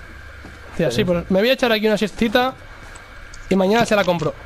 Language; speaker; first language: Spanish; native; Spanish